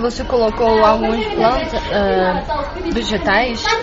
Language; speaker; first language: Portuguese; non-native, learner; Chinese